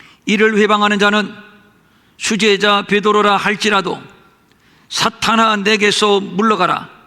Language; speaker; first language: Korean; native; Korean